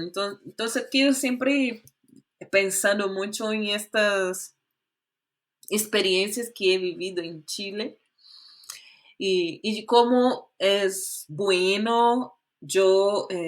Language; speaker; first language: Spanish; non-native, fluent; Portuguese